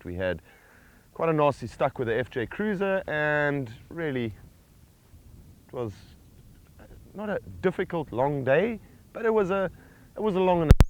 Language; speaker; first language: English; native; English